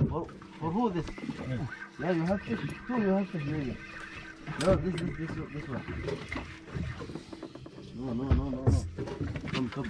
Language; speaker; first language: English; non-native, learner; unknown